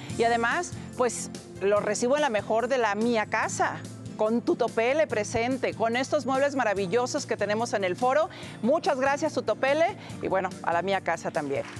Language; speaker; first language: Spanish; native; Spanish